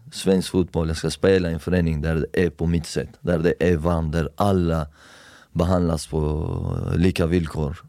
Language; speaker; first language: Swedish; early bilingual, other home language; Persian